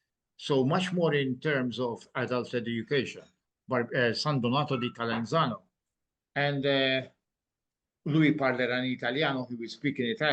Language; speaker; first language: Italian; non-native, fluent; Maltese